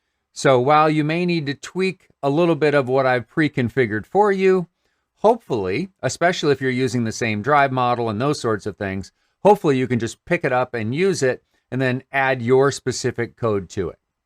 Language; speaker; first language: English; native; English